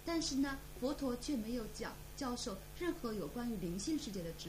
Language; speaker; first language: Chinese; native; Chinese